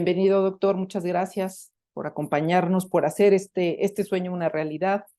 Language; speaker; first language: Spanish; native; Spanish